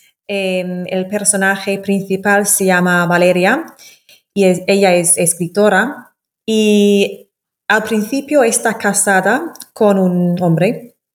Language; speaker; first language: Spanish; non-native, fluent; English